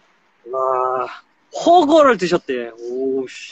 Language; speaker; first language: Korean; native; Korean